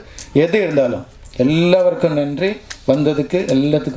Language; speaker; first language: Tamil; non-native, local second language; Malayalam